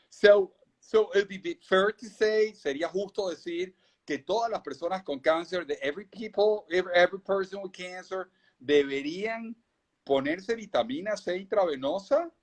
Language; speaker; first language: Spanish; native; Spanish